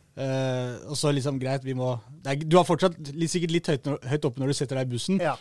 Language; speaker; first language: Norwegian; native; Norwegian